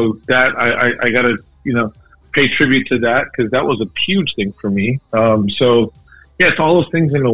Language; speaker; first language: English; native; English